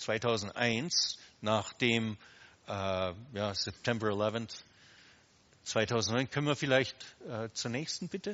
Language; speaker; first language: German; native; German